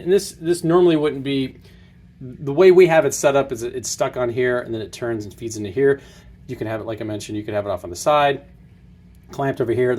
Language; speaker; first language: English; native; English